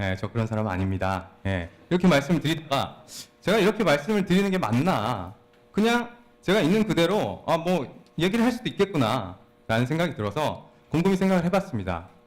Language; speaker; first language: Korean; native; Korean